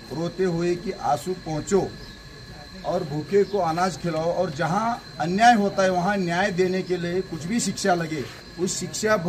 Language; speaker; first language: Hindi; non-native, local second language; Marathi